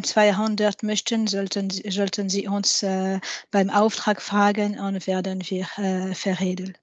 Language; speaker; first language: German; non-native, fluent; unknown